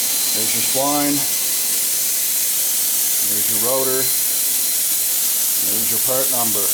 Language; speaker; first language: English; native; English